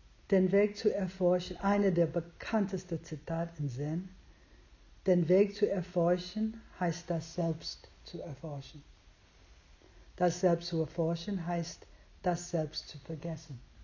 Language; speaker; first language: German; non-native, fluent; English